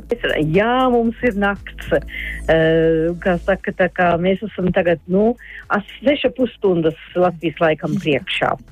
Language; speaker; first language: Latvian; early bilingual, heritage; Latvian